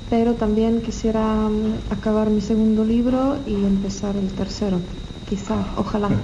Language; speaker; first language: Spanish; non-native, fluent; Czech